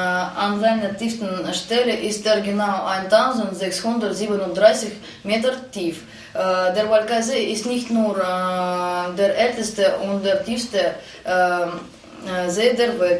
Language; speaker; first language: German; non-native, learner; Russian